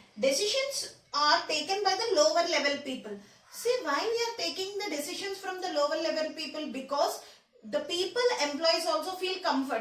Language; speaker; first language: English; non-native, local second language; Telugu